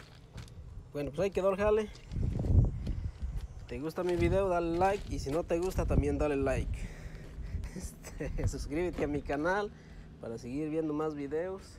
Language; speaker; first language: Spanish; native; Spanish